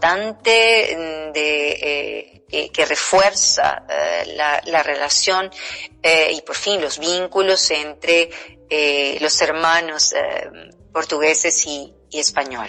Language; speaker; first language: Spanish; non-native, fluent; Portuguese